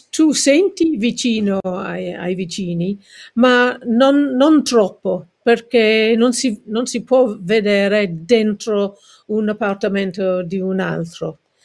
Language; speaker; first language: Italian; non-native, learner; English